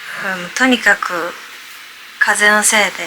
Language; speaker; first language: Japanese; native; Japanese